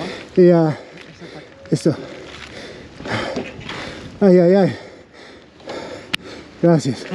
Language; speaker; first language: Spanish; non-native, learner; English